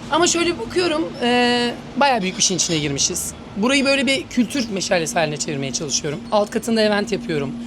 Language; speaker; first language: Turkish; native; Turkish